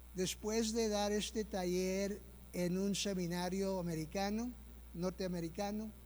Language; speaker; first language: Spanish; early bilingual, heritage; Spanish